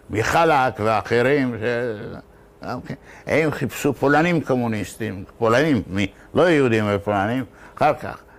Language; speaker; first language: Hebrew; non-native, fluent; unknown